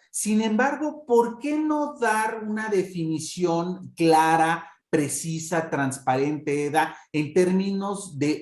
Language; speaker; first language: Spanish; native; Spanish